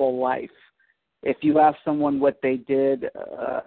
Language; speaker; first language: English; native; English